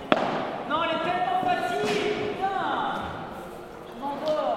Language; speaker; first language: French; native; French